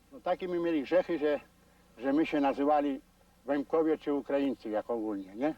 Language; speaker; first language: Polish; non-native, local second language; Rusyn